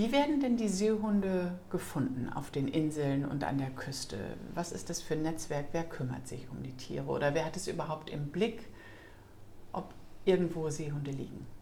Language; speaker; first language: German; native; German